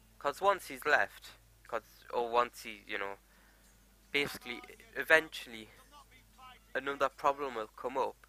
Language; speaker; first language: English; native; English